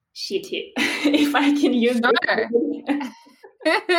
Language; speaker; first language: English; non-native, fluent; Russian